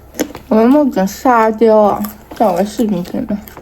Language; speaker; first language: Chinese; early bilingual, heritage; Chinese